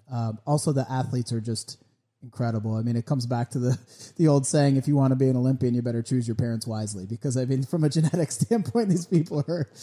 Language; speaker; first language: English; native; English